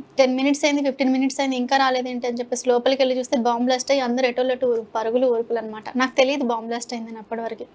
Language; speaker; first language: Telugu; non-native, local second language; Hindi